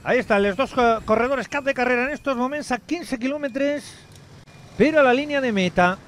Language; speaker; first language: Spanish; non-native, local second language; Catalan